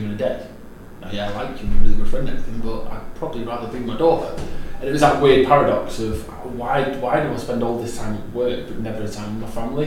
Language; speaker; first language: English; native; English